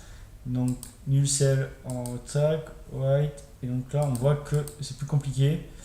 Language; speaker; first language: French; native; French